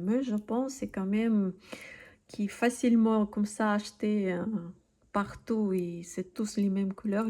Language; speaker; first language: French; non-native, learner; Russian